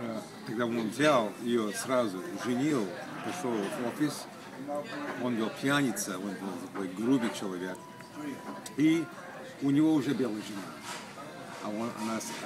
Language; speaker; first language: Russian; early bilingual, heritage; Russian